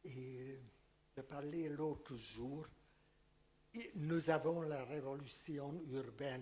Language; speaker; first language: French; non-native, fluent; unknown